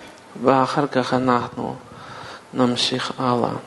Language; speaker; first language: Hebrew; non-native, fluent; Russian